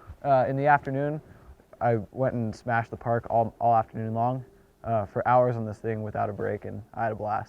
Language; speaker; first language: English; native; English